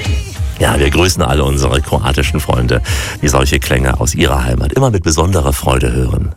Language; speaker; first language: German; native; German